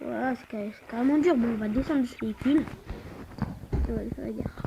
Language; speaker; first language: French; native; French